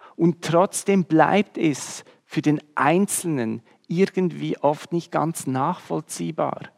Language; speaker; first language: German; native; German